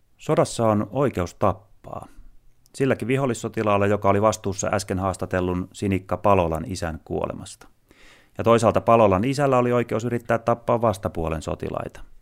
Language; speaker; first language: Finnish; native; Finnish